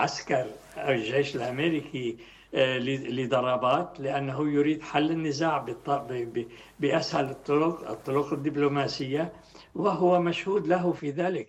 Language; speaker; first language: Arabic; native; Arabic